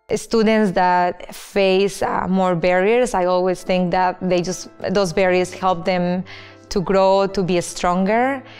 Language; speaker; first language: English; non-native, fluent; Spanish